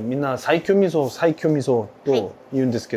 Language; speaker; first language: Japanese; non-native, learner; Korean